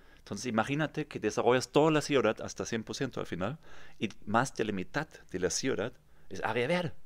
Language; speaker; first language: Spanish; non-native, fluent; German